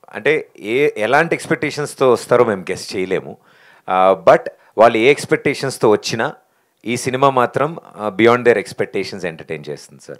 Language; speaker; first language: Telugu; native; Telugu